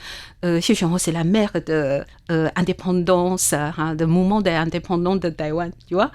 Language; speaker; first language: French; non-native, fluent; Chinese